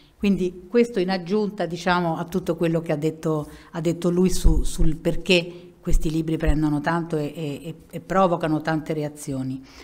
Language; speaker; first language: Italian; native; Italian